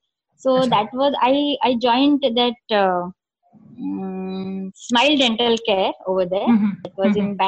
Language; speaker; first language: English; non-native, local second language; Marathi